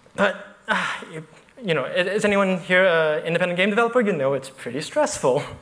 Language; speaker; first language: English; native; English